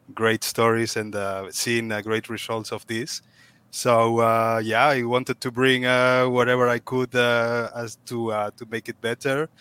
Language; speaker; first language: English; non-native, fluent; Spanish